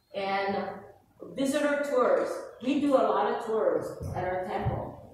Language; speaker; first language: English; native; English